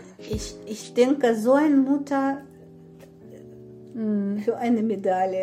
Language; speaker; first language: German; non-native, fluent; Russian